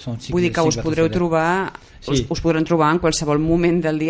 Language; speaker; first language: Catalan; native; Catalan